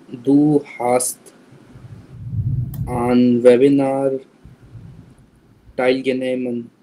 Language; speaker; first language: German; non-native, learner; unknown